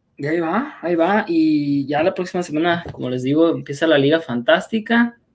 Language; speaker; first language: Spanish; native; Spanish